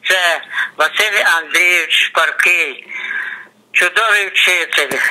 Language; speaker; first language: Ukrainian; native; Ukrainian